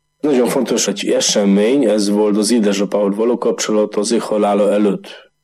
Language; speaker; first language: Hungarian; non-native, learner; Polish